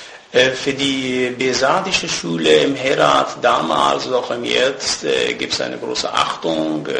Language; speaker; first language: German; non-native, fluent; Persian